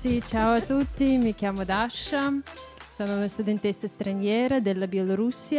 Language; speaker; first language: Italian; non-native, fluent; Russian